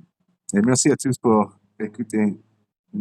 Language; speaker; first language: French; non-native, learner; English